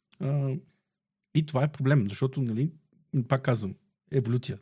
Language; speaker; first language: Bulgarian; native; Bulgarian